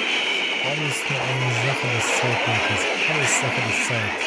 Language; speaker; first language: German; non-native, learner; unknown